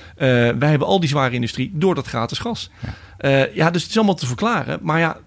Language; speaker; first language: Dutch; native; Dutch